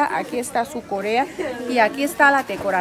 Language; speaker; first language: Spanish; non-native, learner; Chinese